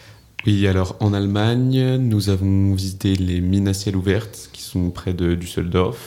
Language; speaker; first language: French; native; French